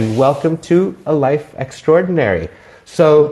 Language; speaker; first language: English; native; English